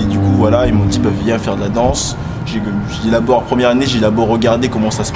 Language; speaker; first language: French; native; French